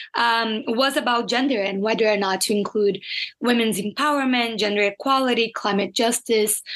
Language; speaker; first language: English; non-native, fluent; Portuguese